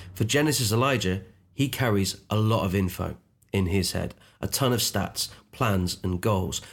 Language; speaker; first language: English; native; English